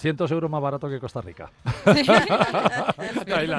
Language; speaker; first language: Spanish; native; Spanish